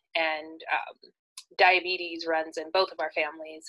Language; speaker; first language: English; native; English